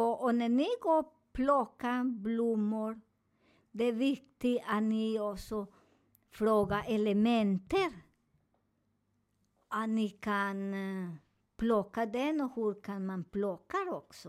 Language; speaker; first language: Swedish; non-native, learner; Spanish